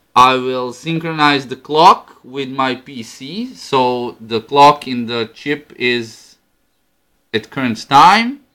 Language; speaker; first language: English; non-native, fluent; Croatian